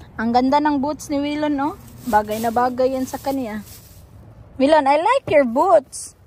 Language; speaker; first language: Filipino; non-native, local second language; Cebuano